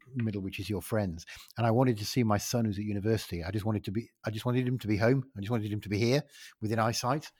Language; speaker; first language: English; native; English